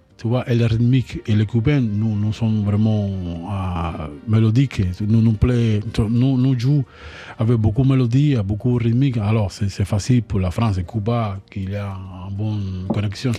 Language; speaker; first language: French; non-native, learner; Spanish